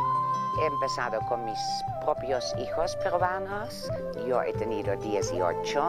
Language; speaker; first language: Spanish; non-native, fluent; Dutch